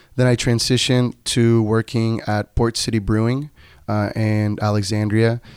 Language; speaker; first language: English; non-native, fluent; Spanish